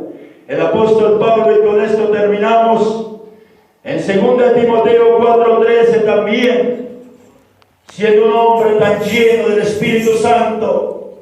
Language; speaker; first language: Spanish; native; Spanish